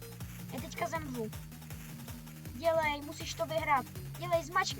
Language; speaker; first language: Czech; early bilingual, other home language; Russian